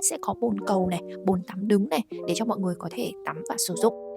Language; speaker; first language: Vietnamese; native; Vietnamese